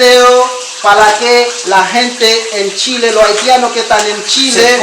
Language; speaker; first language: Spanish; non-native, learner; Haitian Creole